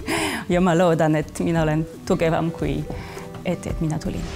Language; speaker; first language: Estonian; non-native, learner; French